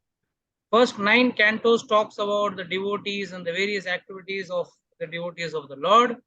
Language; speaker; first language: English; non-native, local second language; Hindi